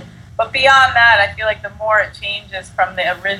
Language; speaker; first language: English; native; English